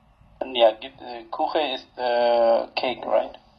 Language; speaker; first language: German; non-native, learner; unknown